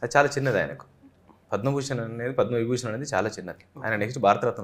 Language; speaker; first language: Telugu; native; Telugu